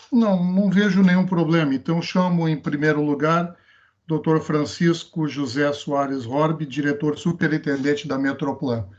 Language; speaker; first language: Portuguese; native; Portuguese